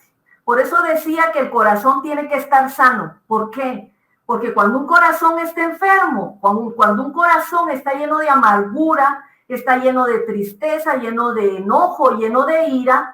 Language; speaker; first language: Spanish; native; Spanish